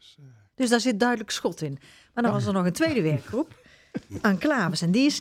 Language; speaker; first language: Dutch; native; Dutch